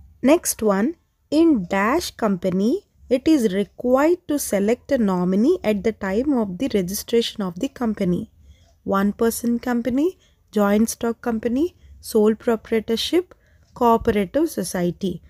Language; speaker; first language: English; non-native, local second language; Telugu